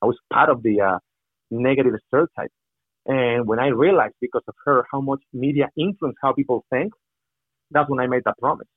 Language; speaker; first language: English; non-native, fluent; Spanish